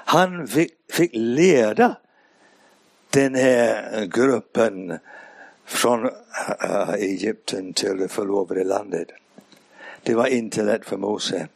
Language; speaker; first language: Swedish; non-native, fluent; English